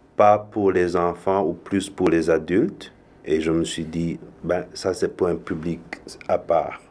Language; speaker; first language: French; non-native, local second language; Kinyarwanda